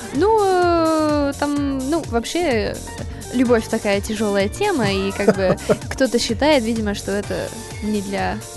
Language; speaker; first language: Russian; non-native, fluent; English